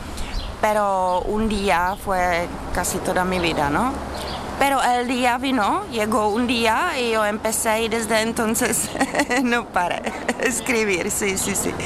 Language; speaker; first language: Spanish; non-native, learner; Czech